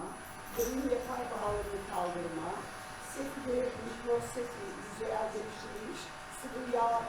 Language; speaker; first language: Turkish; native; Turkish